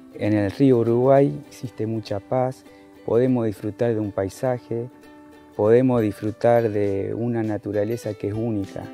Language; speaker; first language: Spanish; native; Spanish